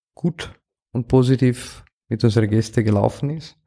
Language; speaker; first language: German; non-native, fluent; Romanian